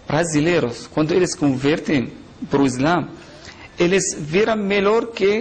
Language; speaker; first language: Portuguese; non-native, fluent; Arabic